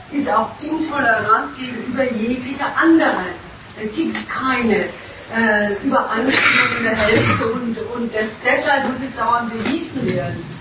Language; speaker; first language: German; early bilingual, other home language; Turkish